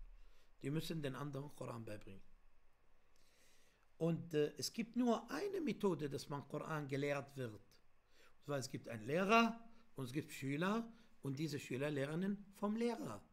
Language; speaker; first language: German; non-native, fluent; Arabic